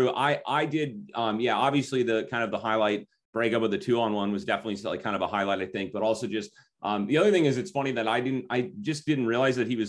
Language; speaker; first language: English; native; English